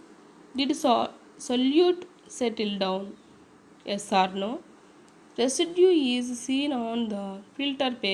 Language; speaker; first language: English; non-native, local second language; Telugu